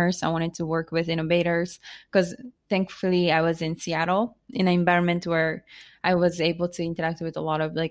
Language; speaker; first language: English; non-native, fluent; Japanese